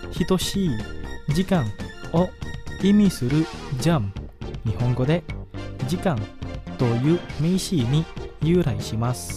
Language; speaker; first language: Japanese; non-native, fluent; Indonesian